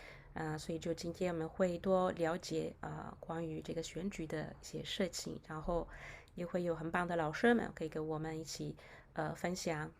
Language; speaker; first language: Chinese; non-native, fluent; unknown